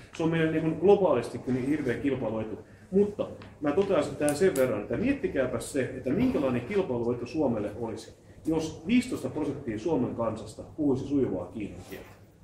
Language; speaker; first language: Finnish; native; Finnish